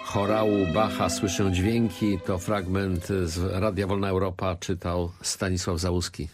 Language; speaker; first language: Polish; native; Polish